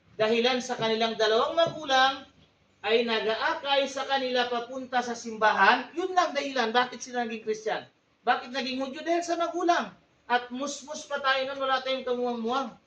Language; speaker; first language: Filipino; non-native, local second language; Tausug